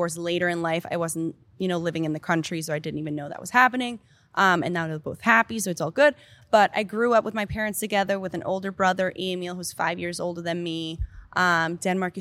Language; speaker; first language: English; non-native, fluent; Danish